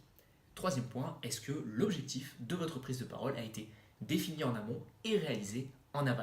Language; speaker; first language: French; native; French